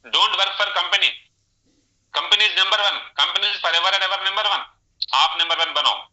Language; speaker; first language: Hindi; non-native, local second language; Telugu